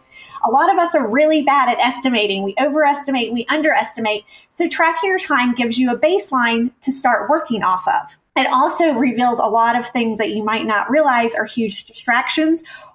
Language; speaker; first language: English; native; English